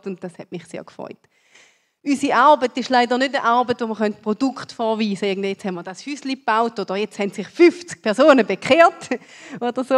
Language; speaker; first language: German; native; German